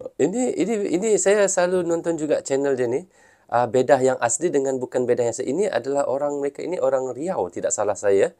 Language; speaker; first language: Malay; native; Malay